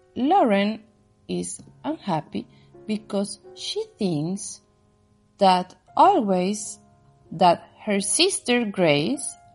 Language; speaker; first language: English; non-native, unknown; Spanish